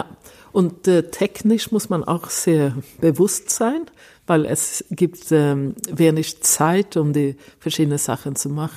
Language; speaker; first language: German; non-native, fluent; Swedish